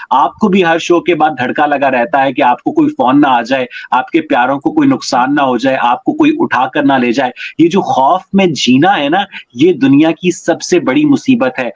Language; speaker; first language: Urdu; native; Urdu